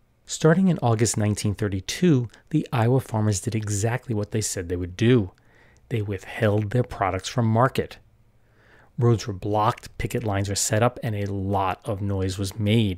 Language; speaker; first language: English; native; English